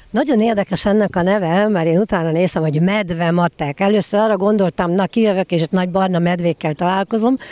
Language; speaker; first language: Hungarian; native; Hungarian